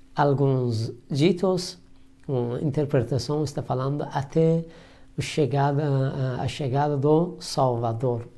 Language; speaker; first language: Portuguese; non-native, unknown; Persian